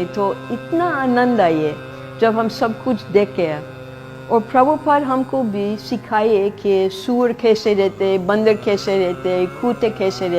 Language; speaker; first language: Hindi; non-native, fluent; English